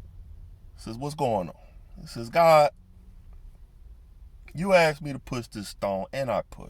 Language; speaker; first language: English; native; English